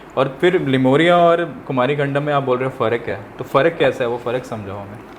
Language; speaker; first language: Hindi; non-native, local second language; Punjabi